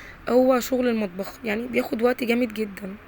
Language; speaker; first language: Arabic; native; Arabic